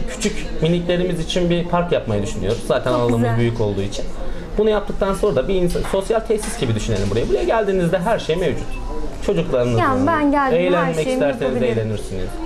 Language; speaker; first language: Turkish; native; Turkish